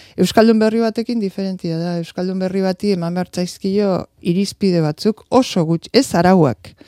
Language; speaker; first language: Basque; native; Basque